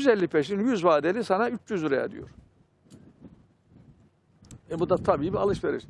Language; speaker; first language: Turkish; native; Turkish